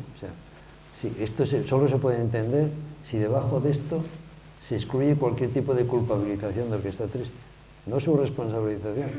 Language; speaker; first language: Spanish; native; Spanish